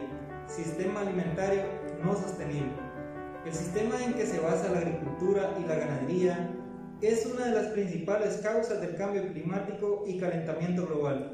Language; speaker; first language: Spanish; native; Spanish